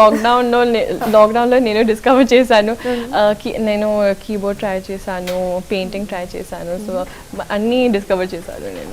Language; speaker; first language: Telugu; non-native, local second language; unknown